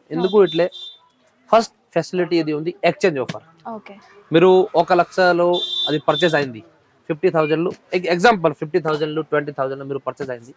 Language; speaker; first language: Telugu; non-native, local second language; Hindi